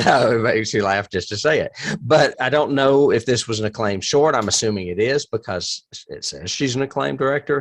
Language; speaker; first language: English; native; English